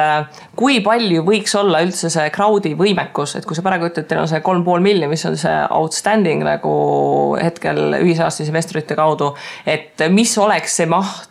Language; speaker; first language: Estonian; native; Estonian